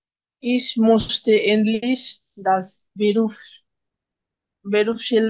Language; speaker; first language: German; non-native, learner; Bangla